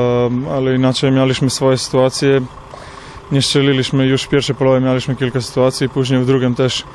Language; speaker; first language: Polish; non-native, fluent; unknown